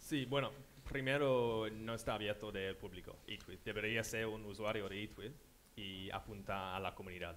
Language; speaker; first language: Spanish; non-native, fluent; English